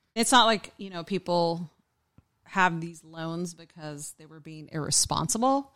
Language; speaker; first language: English; early bilingual, other home language; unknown